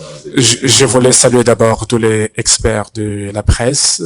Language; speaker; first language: French; non-native, fluent; Portuguese